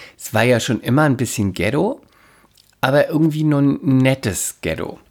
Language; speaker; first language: German; non-native, fluent; Spanish